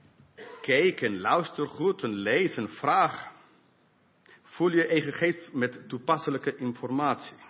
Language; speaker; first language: Dutch; non-native, fluent; English